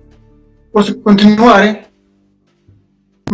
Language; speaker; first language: Italian; non-native, learner; Persian